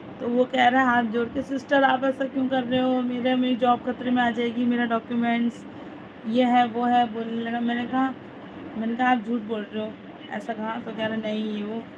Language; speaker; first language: Hindi; native; Hindi